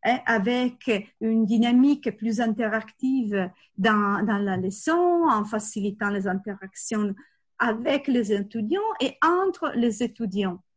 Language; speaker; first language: French; non-native, fluent; Italian